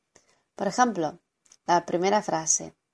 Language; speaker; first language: Spanish; non-native, fluent; Chinese